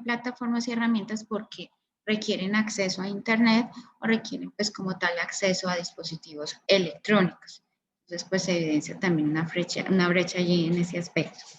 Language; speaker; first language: Spanish; native; Spanish